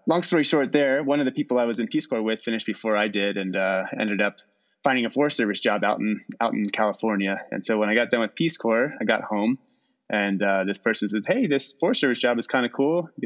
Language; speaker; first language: English; native; English